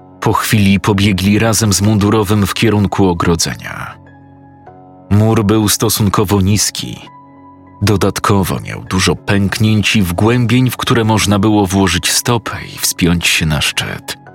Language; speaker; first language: Polish; native; Polish